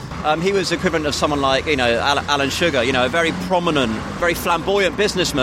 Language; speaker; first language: English; native; English